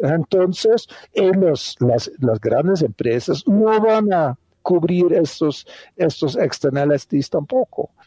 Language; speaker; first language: Spanish; non-native, fluent; Dutch